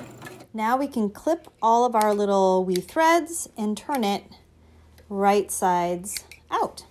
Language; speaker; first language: English; native; English